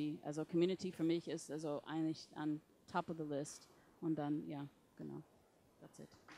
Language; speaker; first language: German; non-native, fluent; English